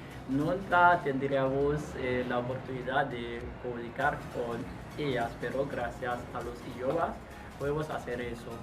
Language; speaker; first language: Spanish; non-native, fluent; Haitian Creole